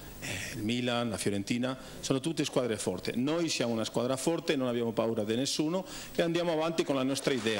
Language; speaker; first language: Italian; non-native, fluent; Spanish